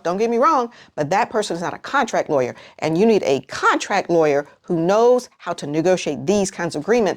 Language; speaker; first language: English; native; English